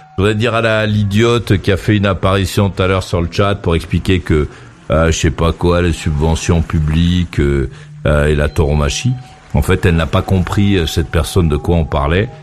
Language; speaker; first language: French; native; French